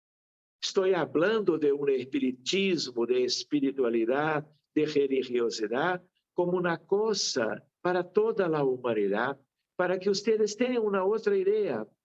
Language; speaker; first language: Spanish; non-native, fluent; Portuguese